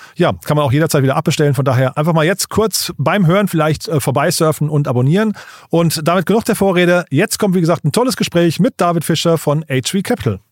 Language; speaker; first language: German; native; German